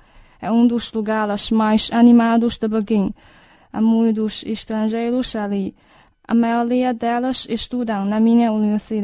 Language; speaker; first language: Portuguese; non-native, learner; Chinese